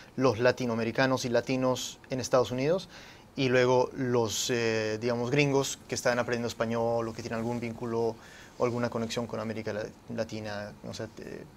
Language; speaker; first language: Spanish; early bilingual, heritage; Spanish